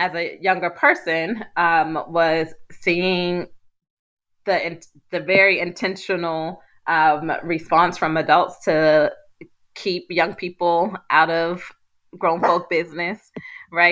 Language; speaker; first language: English; native; English